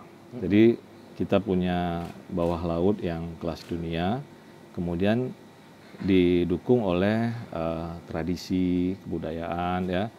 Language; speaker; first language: Indonesian; native; Indonesian